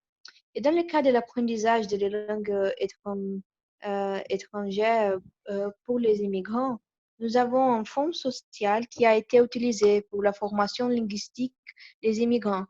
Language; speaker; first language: French; non-native, learner; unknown